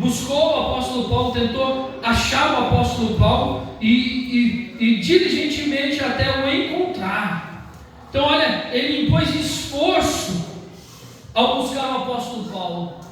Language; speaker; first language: Portuguese; native; Portuguese